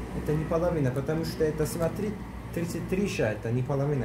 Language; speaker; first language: Russian; early bilingual, heritage; Turkish